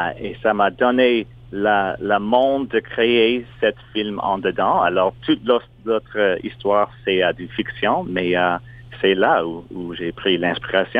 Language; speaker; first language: French; non-native, local second language; English